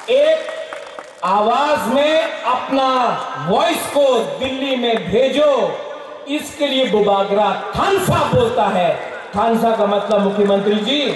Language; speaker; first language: Hindi; non-native, local second language; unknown